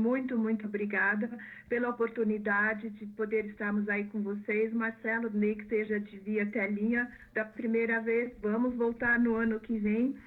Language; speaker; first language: Portuguese; non-native, fluent; German